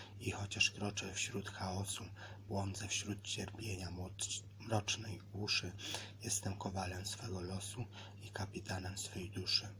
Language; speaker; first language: Polish; native; Polish